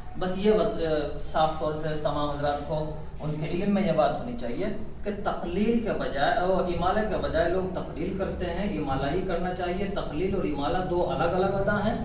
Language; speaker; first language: Urdu; native; Urdu